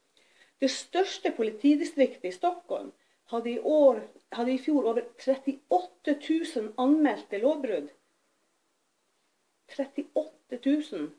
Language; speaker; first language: Norwegian; native; Norwegian